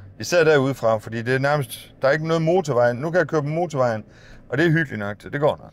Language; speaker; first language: Danish; native; Danish